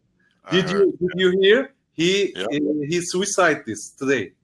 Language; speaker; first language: English; non-native, learner; Turkish